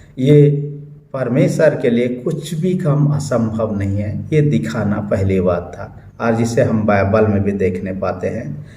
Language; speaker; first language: Hindi; non-native, local second language; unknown